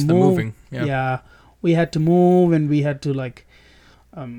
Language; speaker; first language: English; non-native, local second language; Tamil